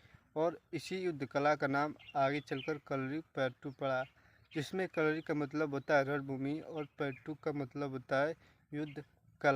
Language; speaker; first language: Hindi; native; Hindi